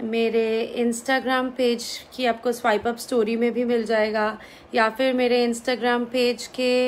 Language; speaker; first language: Hindi; native; Hindi